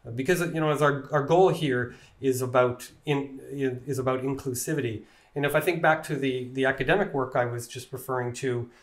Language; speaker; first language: English; native; English